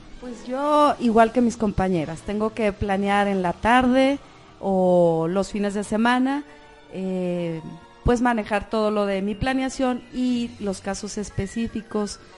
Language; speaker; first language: Spanish; native; Spanish